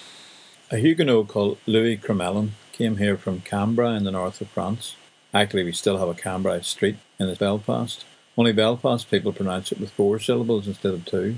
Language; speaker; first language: English; native; English